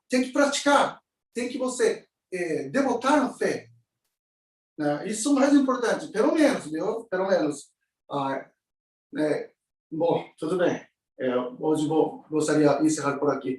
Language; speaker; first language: Portuguese; non-native, learner; Japanese